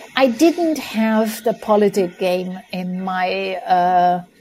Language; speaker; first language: English; non-native, fluent; Romanian